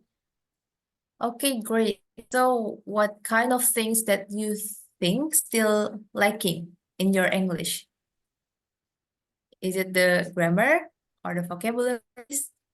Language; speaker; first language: English; non-native, fluent; Indonesian